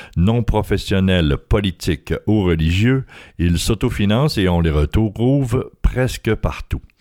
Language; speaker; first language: French; native; French